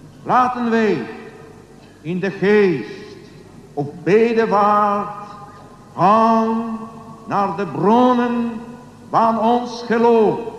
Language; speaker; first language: Dutch; non-native, learner; Polish